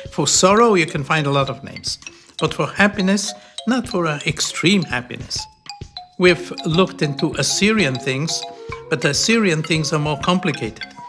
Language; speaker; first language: English; non-native, fluent; Bulgarian